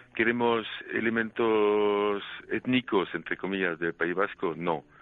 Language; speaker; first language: Spanish; non-native, fluent; French